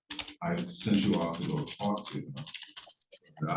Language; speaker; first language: English; native; English